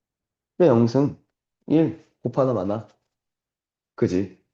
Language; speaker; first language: Korean; native; Korean